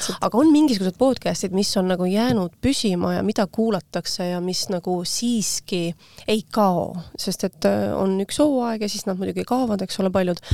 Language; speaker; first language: Estonian; native; Estonian